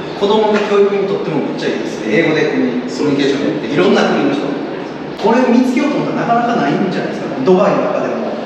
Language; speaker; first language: Japanese; native; Japanese